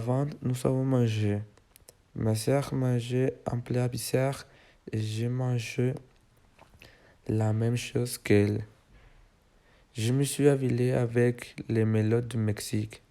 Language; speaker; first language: French; non-native, learner; Spanish